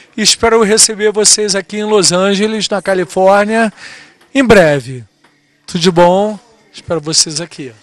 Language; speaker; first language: Portuguese; native; Portuguese